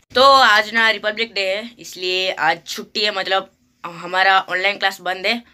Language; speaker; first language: Hindi; non-native, local second language; Odia